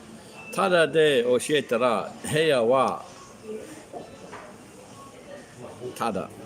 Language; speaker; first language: Japanese; non-native, learner; English